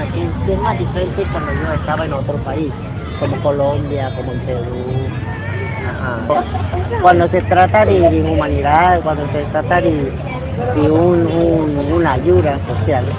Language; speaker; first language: Spanish; non-native, learner; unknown